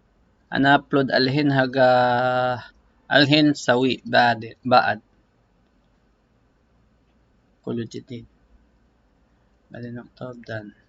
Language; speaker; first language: Arabic; non-native, learner; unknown